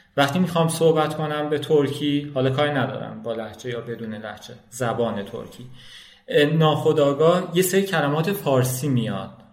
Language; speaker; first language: Persian; non-native, local second language; Azerbaijani